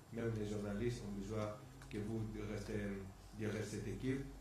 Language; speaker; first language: French; non-native, fluent; Spanish